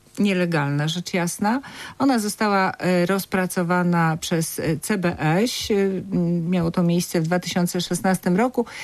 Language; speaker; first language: Polish; native; Polish